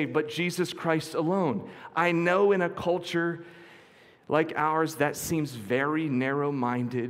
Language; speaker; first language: English; native; English